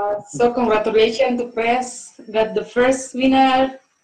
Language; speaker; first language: English; non-native, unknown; Indonesian